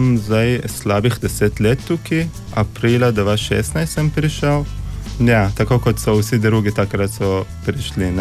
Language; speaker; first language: Slovenian; non-native, fluent; Persian